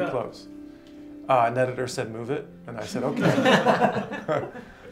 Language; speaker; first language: English; native; English